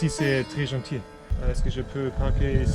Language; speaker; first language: French; non-native, learner; German